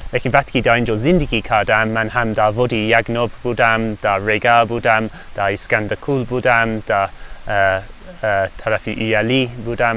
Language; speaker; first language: Persian; non-native, learner; English